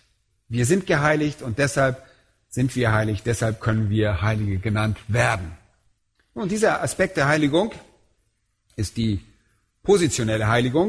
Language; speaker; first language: German; native; German